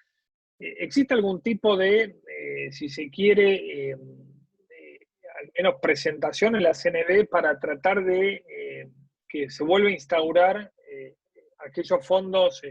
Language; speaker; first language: Spanish; native; Spanish